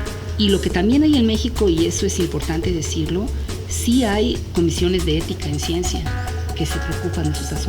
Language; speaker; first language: Spanish; native; Spanish